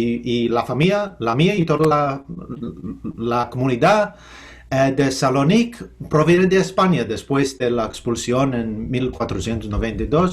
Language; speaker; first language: Spanish; non-native, fluent; English